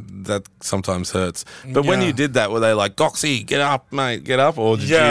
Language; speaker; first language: English; native; English